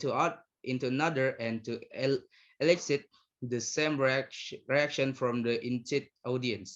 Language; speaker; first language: English; non-native, learner; Indonesian